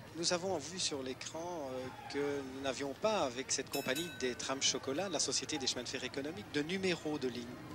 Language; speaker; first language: French; native; French